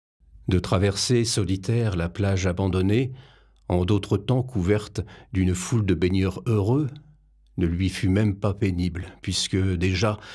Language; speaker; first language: French; native; French